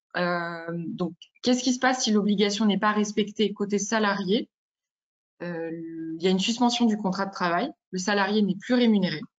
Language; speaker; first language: French; native; French